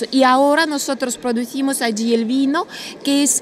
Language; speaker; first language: Spanish; non-native, learner; Russian